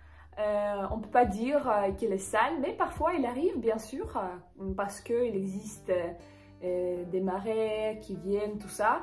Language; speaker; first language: French; non-native, fluent; Ukrainian